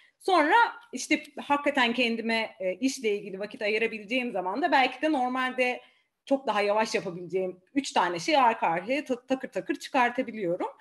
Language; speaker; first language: Turkish; native; Turkish